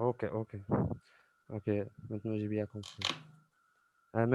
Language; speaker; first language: French; non-native, local second language; Arabic